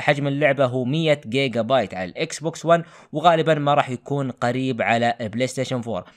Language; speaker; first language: Arabic; native; Arabic